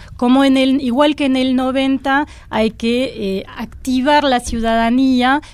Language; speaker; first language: Spanish; non-native, fluent; French